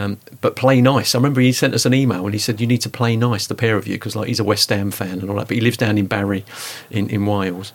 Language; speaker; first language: English; native; English